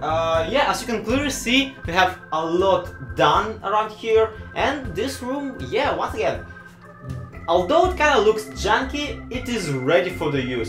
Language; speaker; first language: English; non-native, fluent; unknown